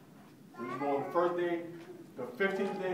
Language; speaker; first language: English; native; English